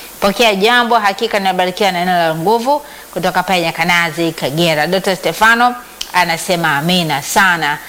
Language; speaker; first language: Swahili; native; Swahili